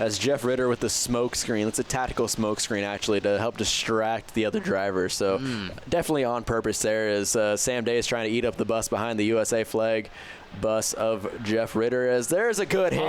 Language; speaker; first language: English; native; English